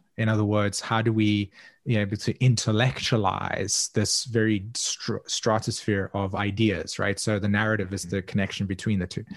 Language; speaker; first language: English; native; English